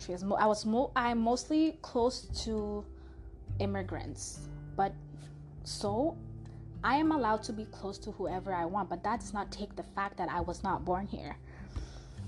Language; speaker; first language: English; non-native, fluent; French